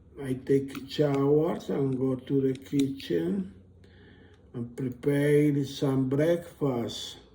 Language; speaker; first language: English; non-native, learner; Spanish